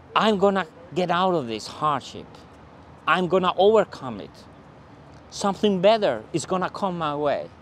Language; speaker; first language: English; non-native, fluent; Finnish